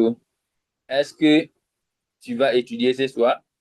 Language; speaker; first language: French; non-native, fluent; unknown